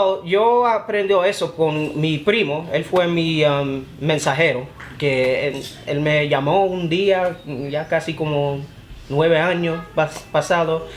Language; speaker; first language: Spanish; early bilingual, heritage; Spanish